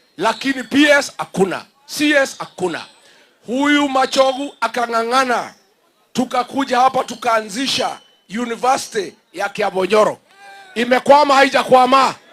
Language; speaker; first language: Swahili; non-native, local second language; Kikuyu